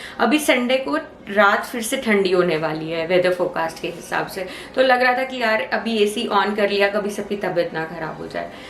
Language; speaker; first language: Hindi; native; Hindi